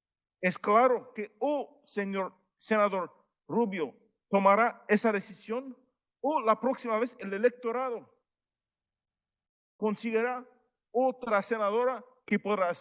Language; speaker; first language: Spanish; non-native, fluent; Haitian Creole